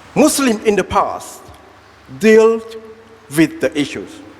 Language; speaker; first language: English; non-native, fluent; Thai